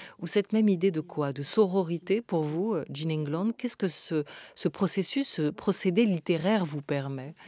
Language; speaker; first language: French; native; French